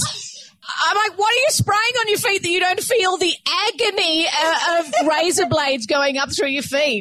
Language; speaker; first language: English; native; English